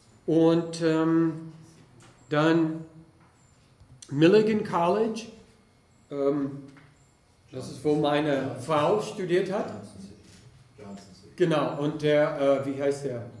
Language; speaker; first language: German; non-native, fluent; English